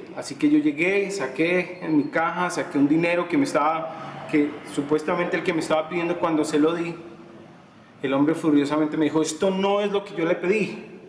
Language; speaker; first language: Spanish; native; Spanish